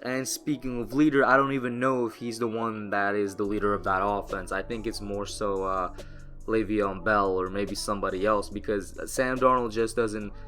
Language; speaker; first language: English; native; English